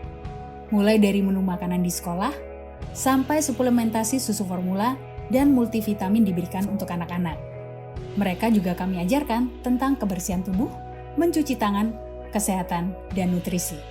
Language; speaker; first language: Indonesian; native; Indonesian